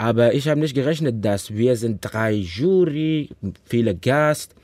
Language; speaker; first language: German; non-native, learner; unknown